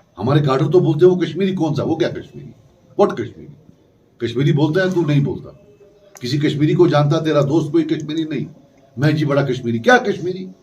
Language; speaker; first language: Urdu; non-native, local second language; Kashmiri